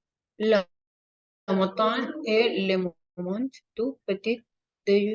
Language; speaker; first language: French; non-native, learner; Spanish